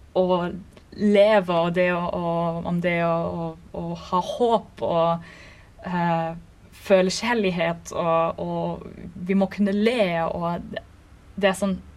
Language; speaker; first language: Norwegian; non-native, fluent; English